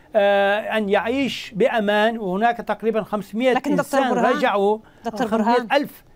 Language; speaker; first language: Arabic; non-native, fluent; Turkish